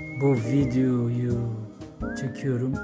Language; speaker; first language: Turkish; non-native, learner; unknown